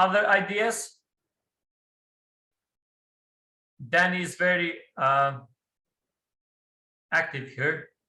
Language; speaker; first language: English; non-native, fluent; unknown